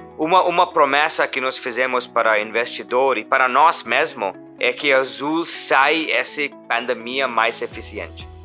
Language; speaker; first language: Portuguese; non-native, learner; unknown